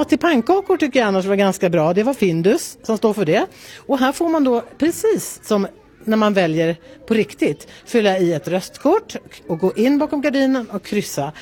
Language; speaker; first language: Swedish; native; Swedish